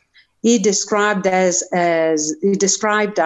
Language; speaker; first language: English; non-native, fluent; Italian